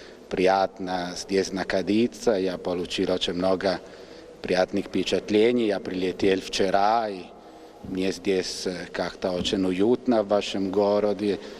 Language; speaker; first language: Russian; non-native, fluent; Italian